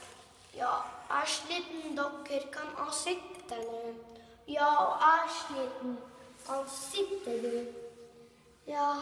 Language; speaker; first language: Norwegian; non-native, learner; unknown